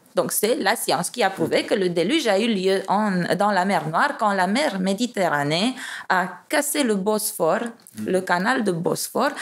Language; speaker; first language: French; non-native, fluent; Romanian